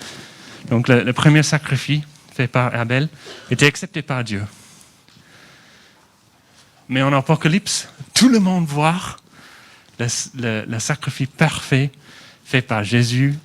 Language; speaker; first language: French; non-native, fluent; English